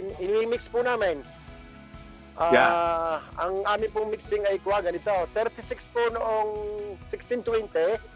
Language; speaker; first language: Filipino; native; Filipino